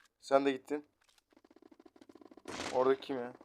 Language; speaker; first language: Turkish; native; Turkish